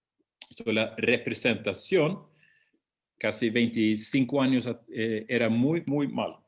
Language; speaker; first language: Spanish; non-native, fluent; Swedish